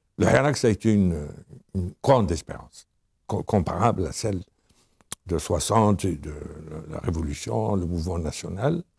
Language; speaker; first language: French; non-native, local second language; Arabic